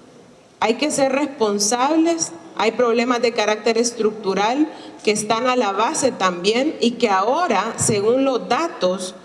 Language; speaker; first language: Spanish; native; Spanish